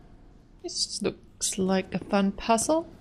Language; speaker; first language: English; native; English